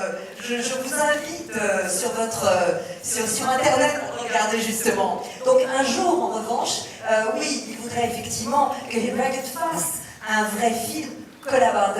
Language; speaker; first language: French; native; French